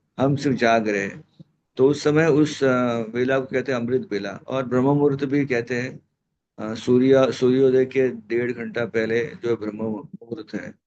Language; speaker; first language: Hindi; non-native, local second language; Marathi